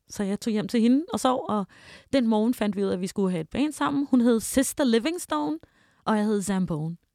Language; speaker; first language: Danish; early bilingual, heritage; Danish